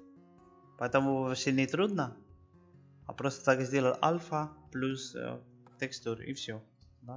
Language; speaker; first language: Russian; non-native, learner; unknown